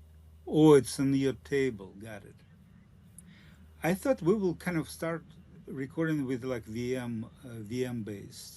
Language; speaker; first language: English; non-native, learner; Russian